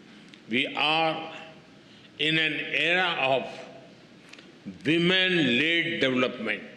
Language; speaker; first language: English; non-native, local second language; Hindi